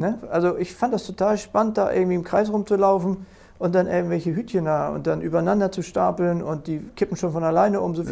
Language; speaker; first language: German; native; German